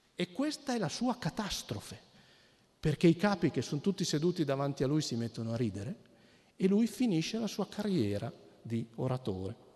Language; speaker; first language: Italian; native; Italian